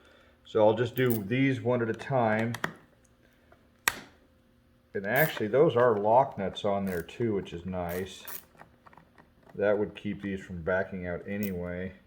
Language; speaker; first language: English; native; English